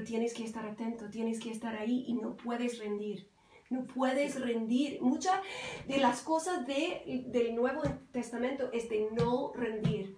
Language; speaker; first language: Spanish; non-native, fluent; English